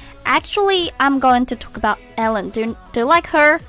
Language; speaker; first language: English; non-native, fluent; Chinese